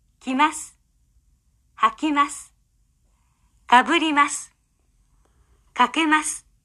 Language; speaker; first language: Japanese; non-native, learner; Indonesian